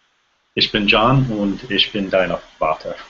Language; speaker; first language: German; non-native, learner; English